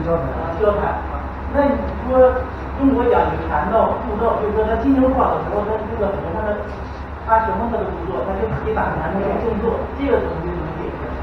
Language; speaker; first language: Chinese; native; Chinese